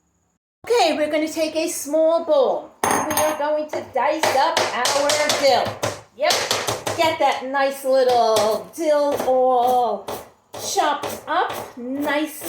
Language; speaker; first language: English; native; English